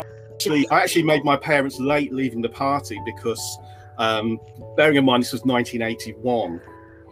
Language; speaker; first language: English; native; English